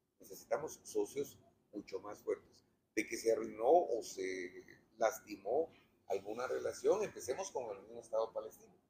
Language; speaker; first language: Spanish; native; Spanish